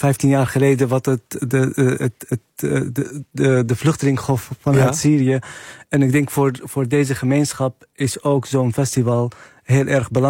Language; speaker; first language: Dutch; non-native, fluent; Arabic